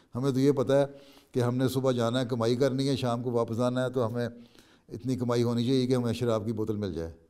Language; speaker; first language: Urdu; native; Urdu